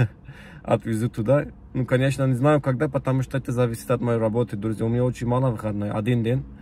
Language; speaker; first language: Russian; non-native, learner; Turkish